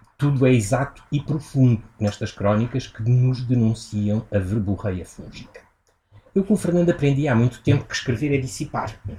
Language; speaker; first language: Portuguese; native; Portuguese